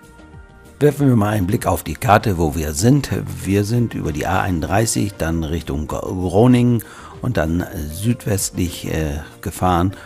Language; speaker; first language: German; native; German